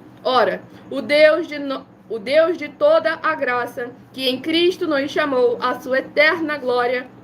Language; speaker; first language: Portuguese; native; Portuguese